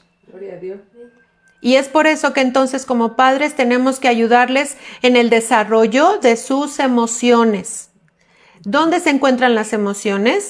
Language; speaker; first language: Spanish; native; Spanish